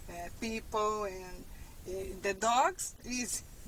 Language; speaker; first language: English; non-native, learner; Portuguese